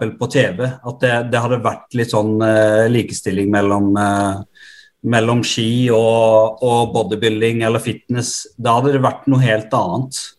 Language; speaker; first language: Norwegian; native; Norwegian